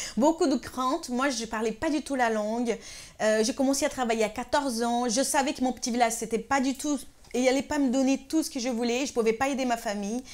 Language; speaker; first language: French; non-native, fluent; Portuguese